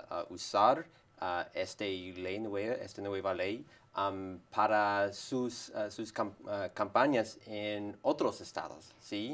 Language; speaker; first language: Spanish; non-native, fluent; English